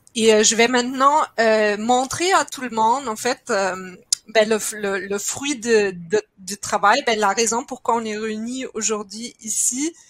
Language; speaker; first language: French; non-native, fluent; German